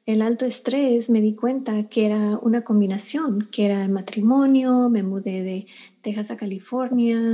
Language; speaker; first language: Spanish; early bilingual, heritage; Spanish